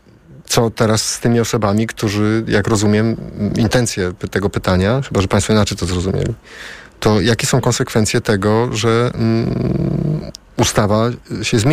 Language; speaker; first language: Polish; native; Polish